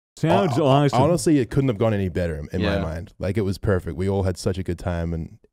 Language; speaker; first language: English; native; English